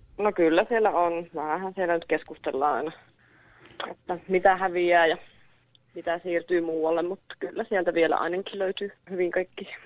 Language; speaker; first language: Finnish; native; Finnish